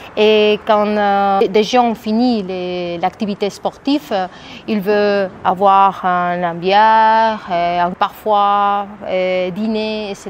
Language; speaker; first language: French; non-native, fluent; Spanish